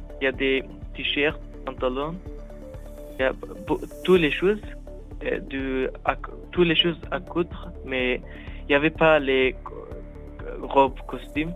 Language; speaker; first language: French; non-native, learner; Arabic